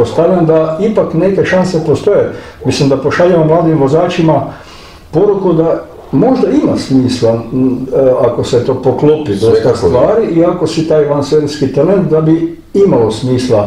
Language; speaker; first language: Croatian; native; Croatian